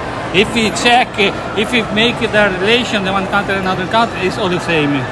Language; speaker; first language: English; non-native, learner; Portuguese